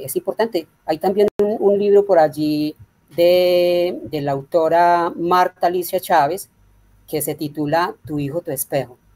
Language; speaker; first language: Spanish; native; Spanish